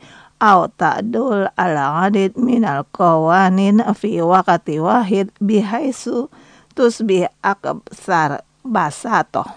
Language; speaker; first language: Arabic; non-native, fluent; Indonesian